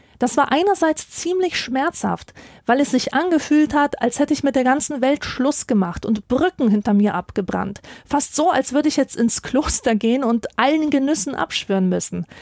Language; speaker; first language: German; early bilingual, other home language; Polish